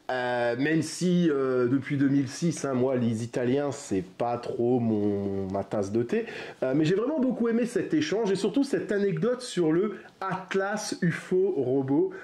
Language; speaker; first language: French; native; French